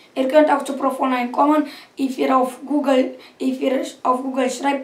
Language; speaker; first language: German; non-native, learner; Romanian